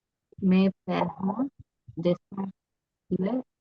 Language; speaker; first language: French; non-native, learner; English